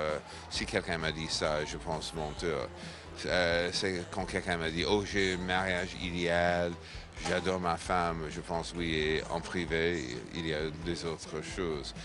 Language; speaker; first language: French; non-native, fluent; English